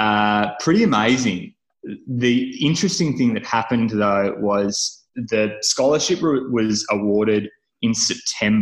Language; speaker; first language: English; native; English